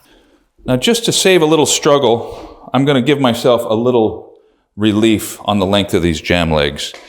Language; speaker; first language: English; native; English